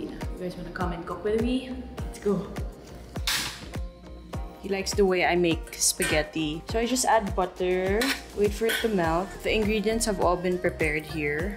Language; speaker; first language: English; non-native, local second language; Filipino